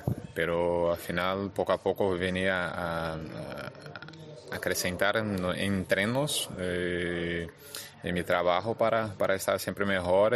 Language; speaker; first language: Spanish; non-native, fluent; Portuguese